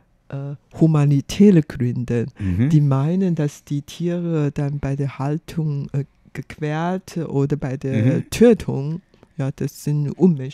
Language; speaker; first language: German; non-native, fluent; Chinese